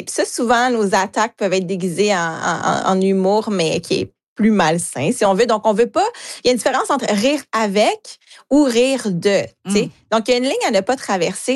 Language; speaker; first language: French; native; French